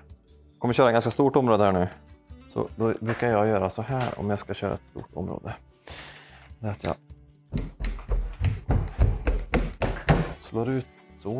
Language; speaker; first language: Swedish; native; Swedish